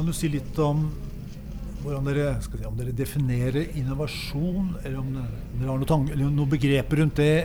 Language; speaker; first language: Norwegian; native; Norwegian